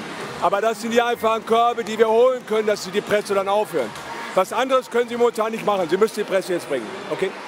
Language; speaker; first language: German; native; German